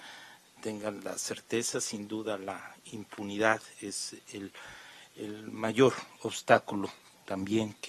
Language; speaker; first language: Spanish; native; Spanish